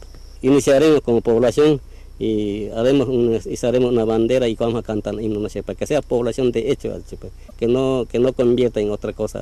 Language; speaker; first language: Spanish; native; Spanish